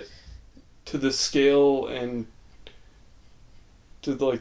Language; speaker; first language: English; native; English